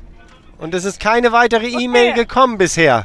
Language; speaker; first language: German; native; German